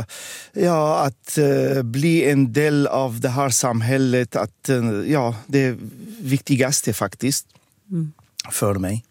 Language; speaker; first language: Swedish; non-native, fluent; Arabic